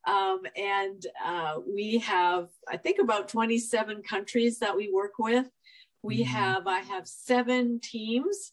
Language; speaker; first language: English; native; English